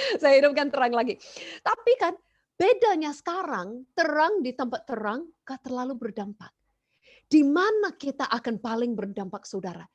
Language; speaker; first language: Indonesian; non-native, fluent; English